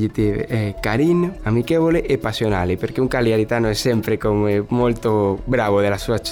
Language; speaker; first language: Italian; non-native, learner; Spanish